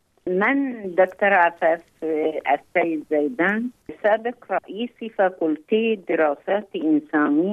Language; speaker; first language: Persian; non-native, fluent; Arabic